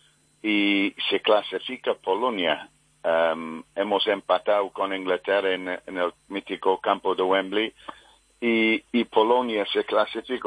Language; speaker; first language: Spanish; non-native, fluent; English